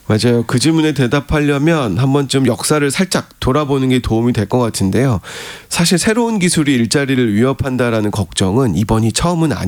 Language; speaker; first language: Korean; native; Korean